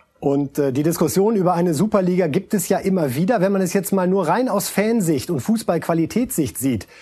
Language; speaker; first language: German; native; German